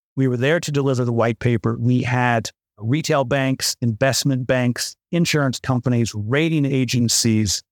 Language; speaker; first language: English; native; English